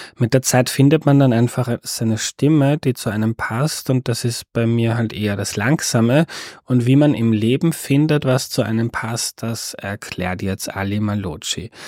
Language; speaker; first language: German; native; German